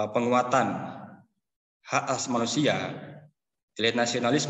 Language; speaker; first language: Indonesian; native; Indonesian